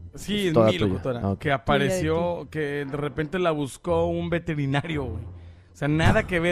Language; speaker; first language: Spanish; native; Spanish